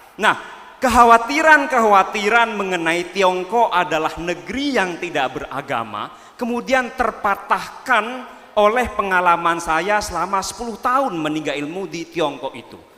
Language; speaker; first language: Indonesian; non-native, local second language; Madurese